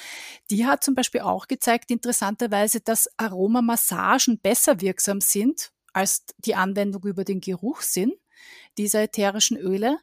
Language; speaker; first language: German; native; German